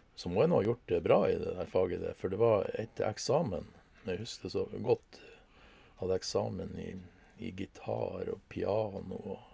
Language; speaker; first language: Norwegian; native; Norwegian